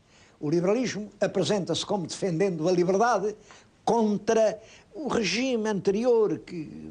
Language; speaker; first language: Portuguese; native; Portuguese